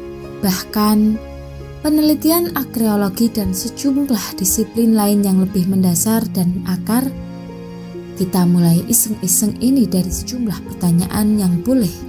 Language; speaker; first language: Indonesian; native; Indonesian